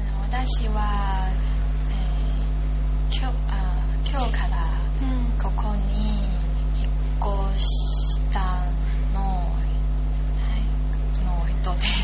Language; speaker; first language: Japanese; non-native, learner; Chinese